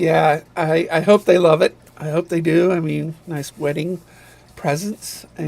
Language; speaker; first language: English; native; English